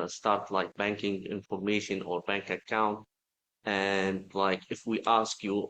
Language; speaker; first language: English; non-native, fluent; Arabic